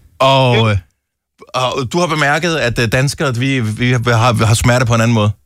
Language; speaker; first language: Danish; native; Danish